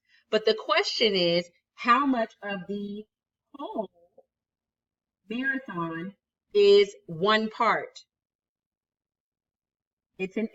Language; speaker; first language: English; native; English